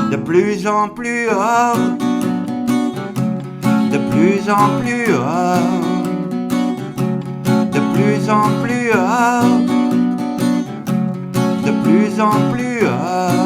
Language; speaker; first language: French; non-native, local second language; Kabyle